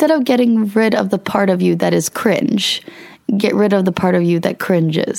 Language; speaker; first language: English; early bilingual, other home language; Swedish